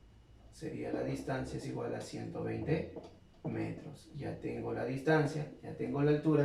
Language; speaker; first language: Spanish; native; Spanish